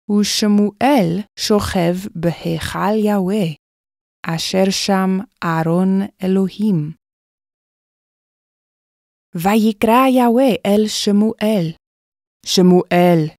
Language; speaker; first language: Hebrew; non-native, fluent; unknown